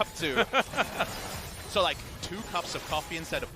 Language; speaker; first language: English; native; English